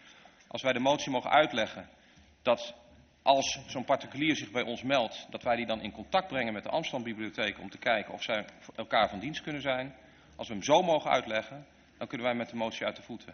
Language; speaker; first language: Dutch; native; Dutch